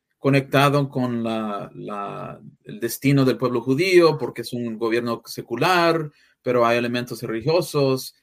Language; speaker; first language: Spanish; early bilingual, heritage; English